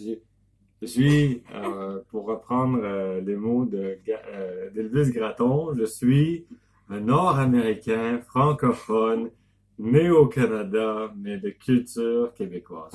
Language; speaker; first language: French; native; French